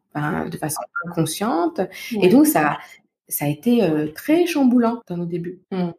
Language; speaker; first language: French; native; French